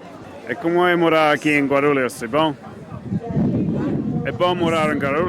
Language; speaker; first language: Portuguese; non-native, learner; English